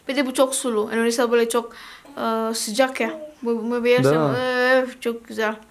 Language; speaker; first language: Turkish; non-native, learner; Indonesian